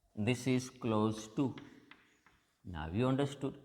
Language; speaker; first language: English; non-native, local second language; Gujarati